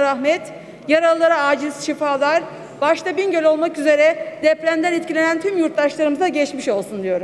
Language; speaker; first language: Turkish; native; Turkish